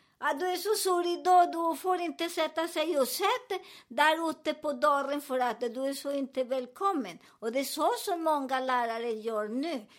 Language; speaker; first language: Swedish; non-native, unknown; Spanish